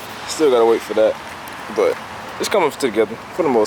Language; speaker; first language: English; native; English